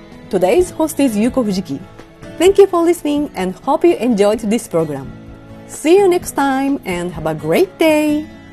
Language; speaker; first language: English; non-native, fluent; Japanese